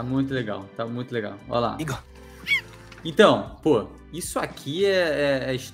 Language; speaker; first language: Portuguese; native; Portuguese